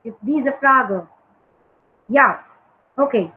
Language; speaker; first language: German; non-native, learner; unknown